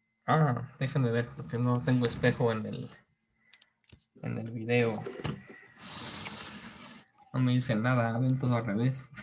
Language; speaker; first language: Spanish; native; Spanish